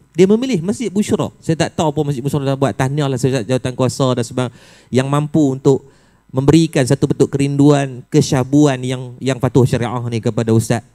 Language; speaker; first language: Malay; native; Malay